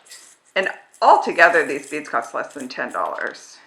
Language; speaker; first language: English; native; English